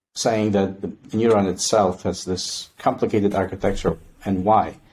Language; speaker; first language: English; non-native, fluent; Polish